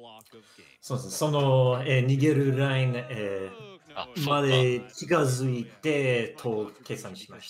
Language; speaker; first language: Japanese; non-native, learner; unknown